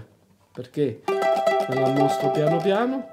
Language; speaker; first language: Italian; native; Italian